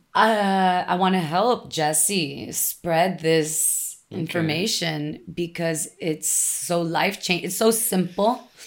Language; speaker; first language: English; early bilingual, other home language; Spanish